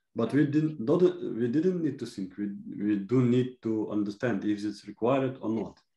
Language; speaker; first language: English; non-native, fluent; Ukrainian